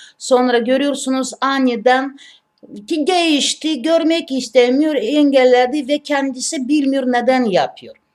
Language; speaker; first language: Turkish; non-native, learner; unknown